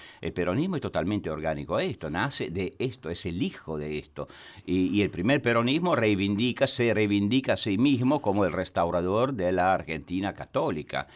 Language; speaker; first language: Spanish; non-native, fluent; Italian